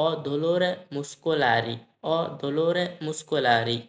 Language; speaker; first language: Italian; non-native, learner; Bangla